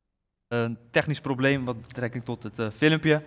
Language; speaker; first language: Dutch; native; Dutch